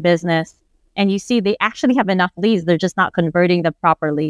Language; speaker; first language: English; non-native, local second language; Filipino